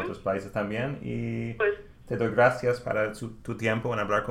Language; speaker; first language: Spanish; non-native, learner; English